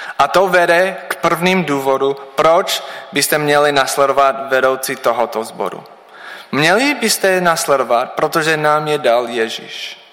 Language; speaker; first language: Czech; non-native, learner; English